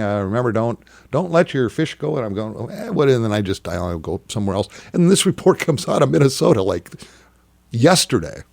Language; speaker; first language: English; native; English